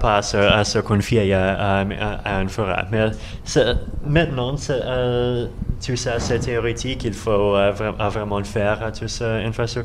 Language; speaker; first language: French; non-native, learner; Russian